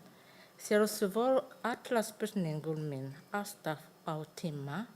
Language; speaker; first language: Icelandic; non-native, learner; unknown